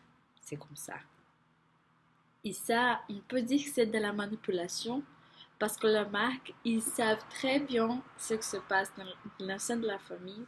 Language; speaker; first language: French; non-native, fluent; Portuguese